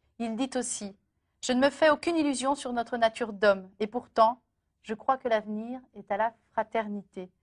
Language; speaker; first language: French; native; French